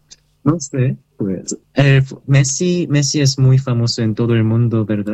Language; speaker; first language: Spanish; non-native, learner; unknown